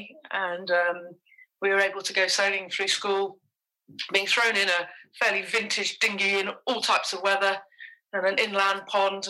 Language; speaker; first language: English; native; English